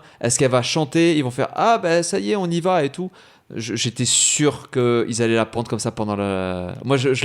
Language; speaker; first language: French; native; French